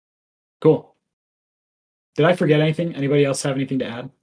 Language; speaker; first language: English; native; English